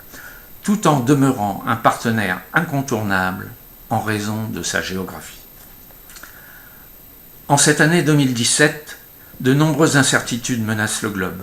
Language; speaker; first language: French; native; French